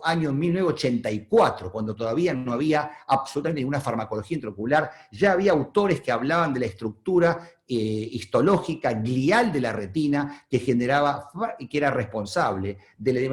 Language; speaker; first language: Spanish; native; Spanish